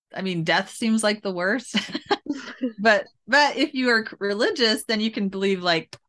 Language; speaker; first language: English; native; English